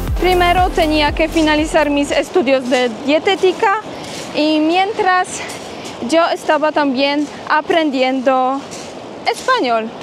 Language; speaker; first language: Spanish; non-native, fluent; Polish